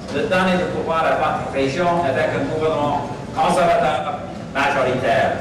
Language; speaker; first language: French; non-native, local second language; English